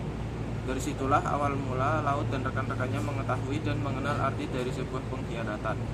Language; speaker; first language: Indonesian; native; Indonesian